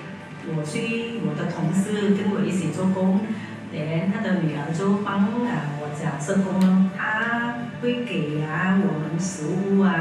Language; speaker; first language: Chinese; non-native, learner; Vietnamese